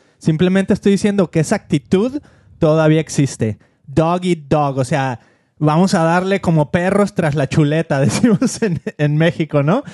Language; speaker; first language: Spanish; native; Spanish